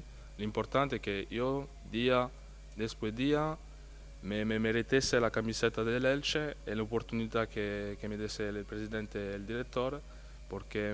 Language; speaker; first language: Spanish; non-native, fluent; French